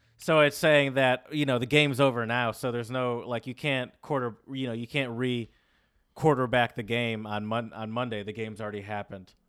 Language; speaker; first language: English; native; English